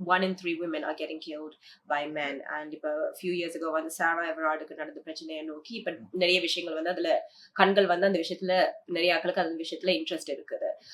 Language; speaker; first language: Tamil; early bilingual, heritage; Tamil